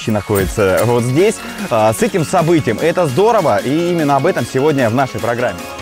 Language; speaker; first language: Russian; native; Russian